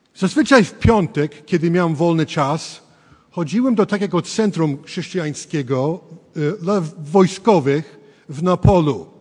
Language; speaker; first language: Polish; early bilingual, heritage; English